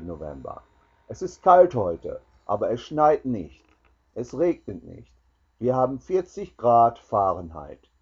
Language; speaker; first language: German; non-native, learner; English